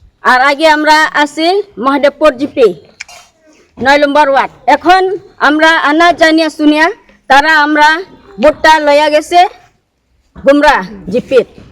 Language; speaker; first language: Bangla; non-native, local second language; Khasi